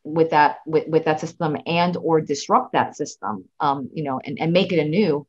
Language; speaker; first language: English; native; English